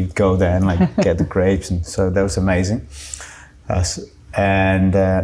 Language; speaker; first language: English; non-native, fluent; Portuguese